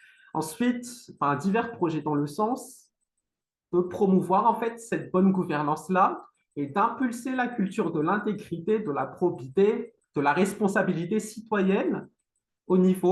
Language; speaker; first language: French; non-native, local second language; Malagasy